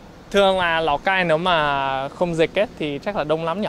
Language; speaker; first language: Vietnamese; non-native, fluent; English